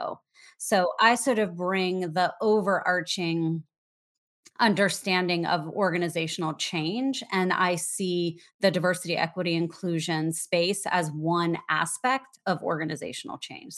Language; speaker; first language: English; native; English